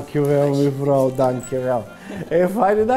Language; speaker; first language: Dutch; non-native, learner; Bulgarian